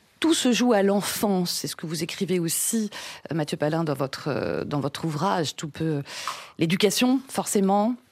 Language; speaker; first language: French; native; French